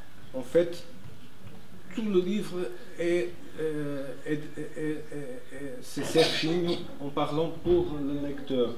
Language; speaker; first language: French; non-native, fluent; Portuguese